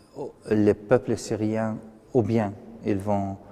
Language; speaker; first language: French; non-native, fluent; Arabic